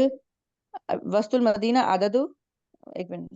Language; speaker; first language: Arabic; non-native, learner; Hindi